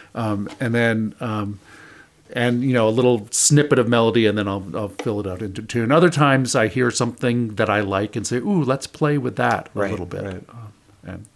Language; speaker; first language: English; native; English